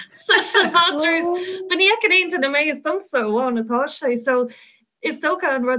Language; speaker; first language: Irish; non-native, local second language; English